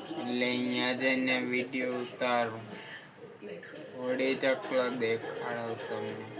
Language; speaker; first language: Gujarati; native; Gujarati